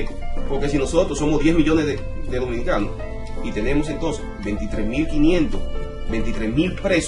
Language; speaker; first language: Spanish; native; Spanish